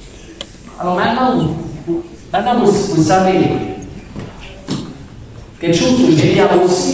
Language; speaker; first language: French; non-native, fluent; German